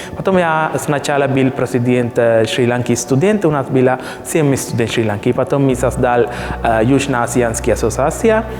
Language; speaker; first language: Russian; non-native, learner; Sinhala